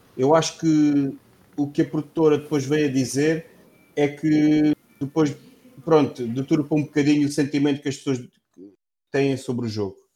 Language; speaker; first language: Portuguese; native; Portuguese